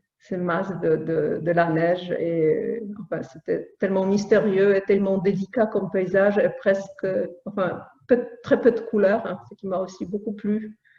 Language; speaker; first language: French; non-native, fluent; Polish